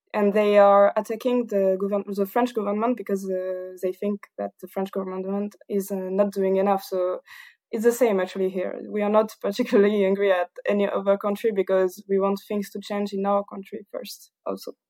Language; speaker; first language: English; non-native, fluent; French